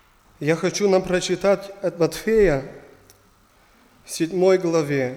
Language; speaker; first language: Russian; non-native, learner; German